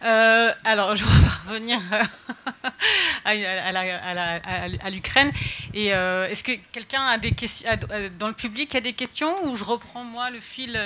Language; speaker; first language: French; native; French